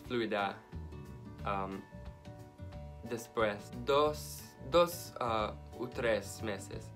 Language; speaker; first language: Spanish; non-native, learner; English